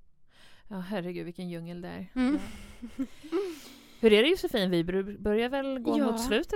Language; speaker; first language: Swedish; native; Swedish